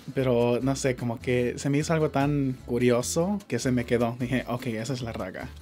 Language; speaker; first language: Spanish; early bilingual, heritage; Spanish